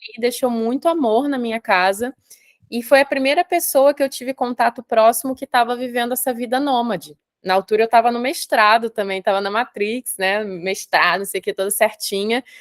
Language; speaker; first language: Portuguese; native; Portuguese